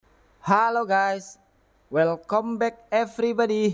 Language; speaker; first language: English; non-native, learner; Indonesian